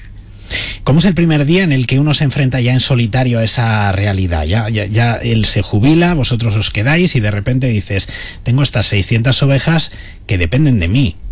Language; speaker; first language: Spanish; native; Spanish